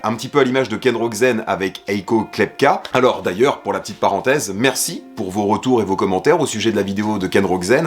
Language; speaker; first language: French; native; French